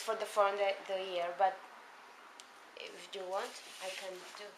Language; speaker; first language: English; non-native, learner; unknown